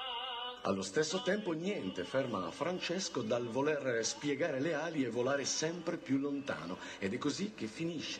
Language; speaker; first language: Italian; native; Italian